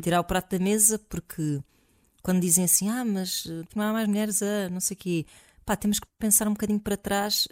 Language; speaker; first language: Portuguese; native; Portuguese